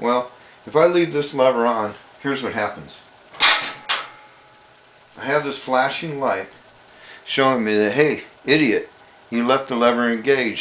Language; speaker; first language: English; native; English